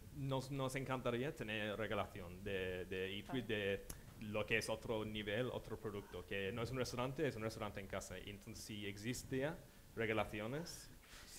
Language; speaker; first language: Spanish; non-native, fluent; English